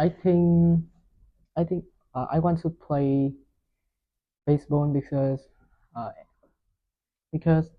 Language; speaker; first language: English; non-native, learner; Vietnamese